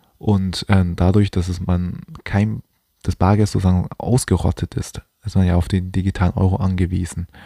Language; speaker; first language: German; non-native, fluent; Chinese